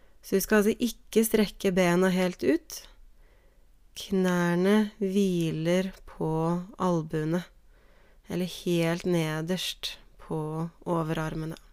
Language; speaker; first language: Norwegian; native; Norwegian